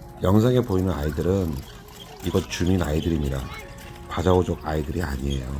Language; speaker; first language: Korean; native; Korean